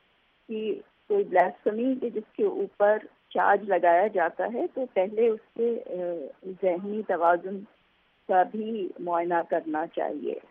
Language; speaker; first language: Urdu; native; Urdu